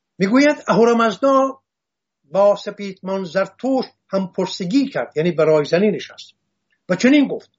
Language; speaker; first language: Persian; non-native, local second language; Assyrian Neo-Aramaic